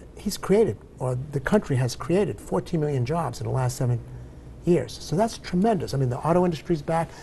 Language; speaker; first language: English; native; English